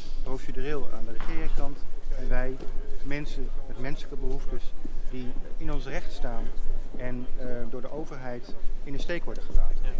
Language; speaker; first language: Dutch; native; Dutch